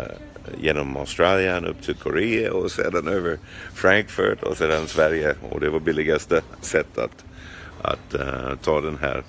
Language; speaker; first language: Swedish; non-native, fluent; English